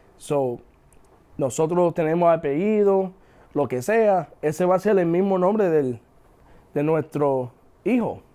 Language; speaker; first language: Spanish; early bilingual, heritage; English